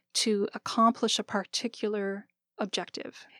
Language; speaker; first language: English; native; English